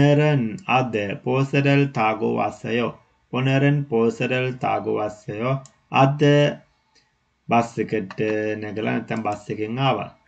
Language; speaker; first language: Korean; non-native, learner; Sinhala